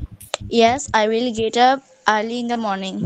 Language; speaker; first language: English; non-native, learner; Bangla